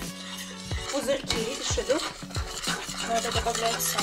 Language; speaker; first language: Russian; native; Russian